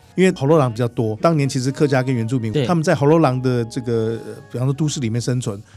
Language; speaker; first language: Chinese; native; Chinese